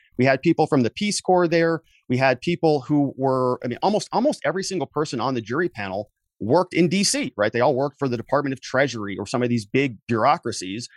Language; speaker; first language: English; native; English